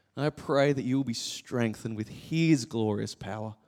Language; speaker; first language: English; native; English